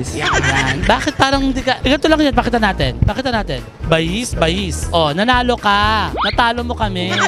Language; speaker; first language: Filipino; native; Filipino